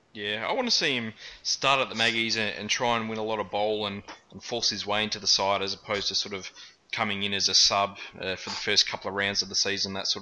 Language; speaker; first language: English; native; English